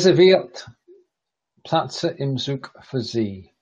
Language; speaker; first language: German; non-native, learner; English